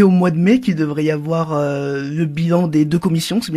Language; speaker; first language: French; native; French